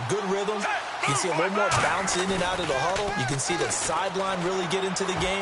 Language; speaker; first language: English; native; English